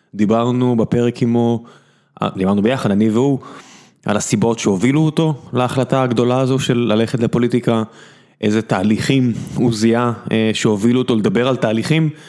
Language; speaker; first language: Hebrew; native; Hebrew